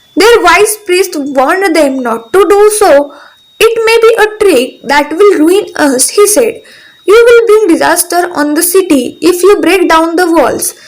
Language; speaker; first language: English; non-native, local second language; Marathi